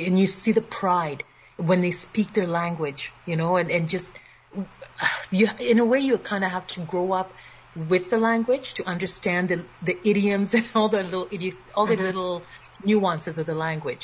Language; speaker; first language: English; native; English